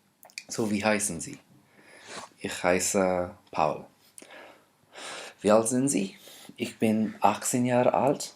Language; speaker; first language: German; non-native, fluent; English